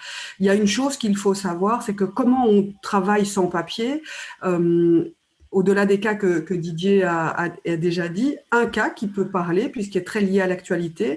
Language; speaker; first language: French; native; French